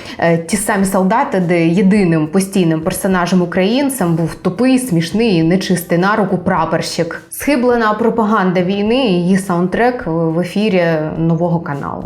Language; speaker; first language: Ukrainian; native; Ukrainian